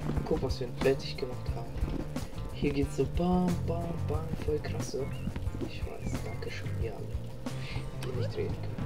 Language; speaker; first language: German; native; German